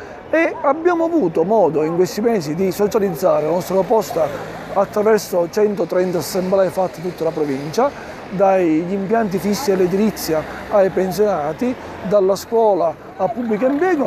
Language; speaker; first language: Italian; native; Italian